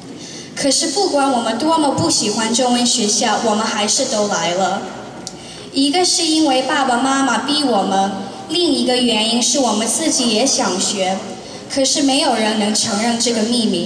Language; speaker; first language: Chinese; early bilingual, heritage; Chinese